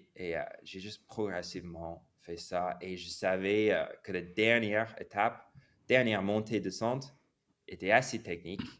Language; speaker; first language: French; non-native, fluent; English